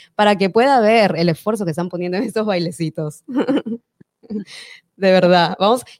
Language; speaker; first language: Spanish; native; Spanish